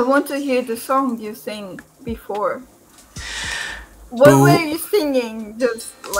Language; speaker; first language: English; non-native, fluent; Slovak